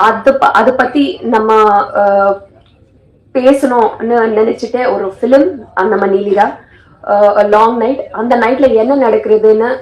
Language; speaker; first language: Tamil; non-native, fluent; Telugu